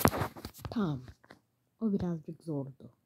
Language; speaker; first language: Turkish; early bilingual, heritage; Turkish